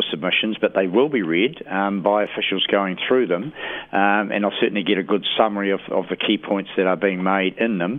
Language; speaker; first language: English; native; English